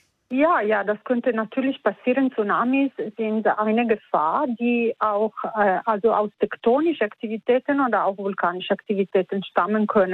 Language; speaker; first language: German; non-native, fluent; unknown